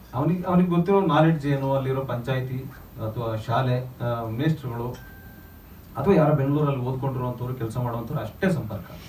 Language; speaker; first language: Kannada; native; Kannada